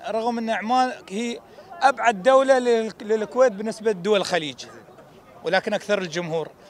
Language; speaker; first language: Arabic; native; Arabic